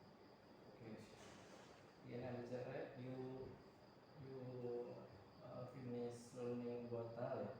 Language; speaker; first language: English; non-native, learner; Indonesian